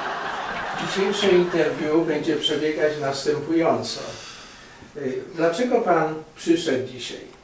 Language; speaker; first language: Polish; early bilingual, heritage; Polish